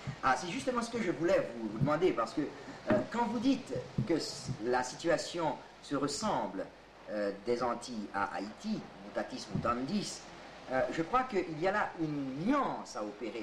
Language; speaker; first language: French; native; French